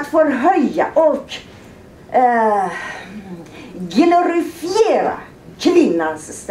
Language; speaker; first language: Swedish; non-native, fluent; Persian